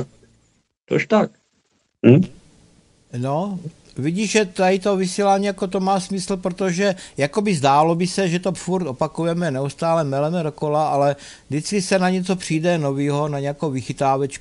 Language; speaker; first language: Czech; native; Czech